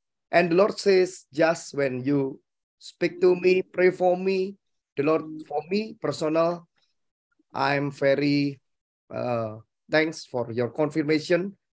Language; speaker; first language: English; non-native, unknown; Indonesian